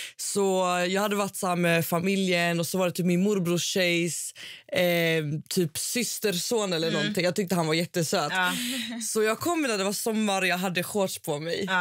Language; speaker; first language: Swedish; early bilingual, other home language; Spanish